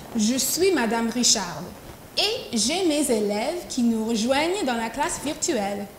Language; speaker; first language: French; non-native, fluent; English